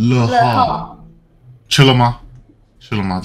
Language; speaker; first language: Chinese; non-native, fluent; English